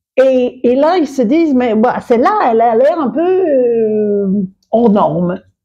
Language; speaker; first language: French; non-native, fluent; English